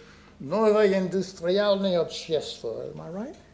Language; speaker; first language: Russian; non-native, learner; English